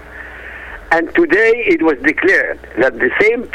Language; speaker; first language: English; non-native, fluent; Arabic